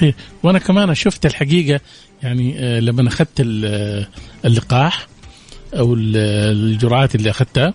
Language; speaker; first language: Arabic; native; Arabic